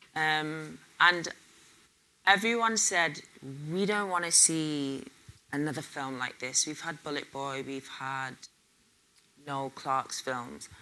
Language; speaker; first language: English; native; English